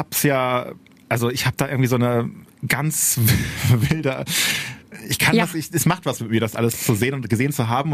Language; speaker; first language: German; native; German